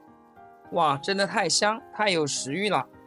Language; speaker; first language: Chinese; native; Chinese